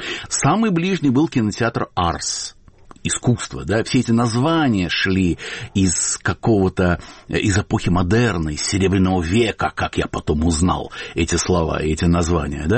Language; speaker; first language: Russian; native; Russian